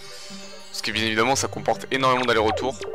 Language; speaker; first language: French; native; French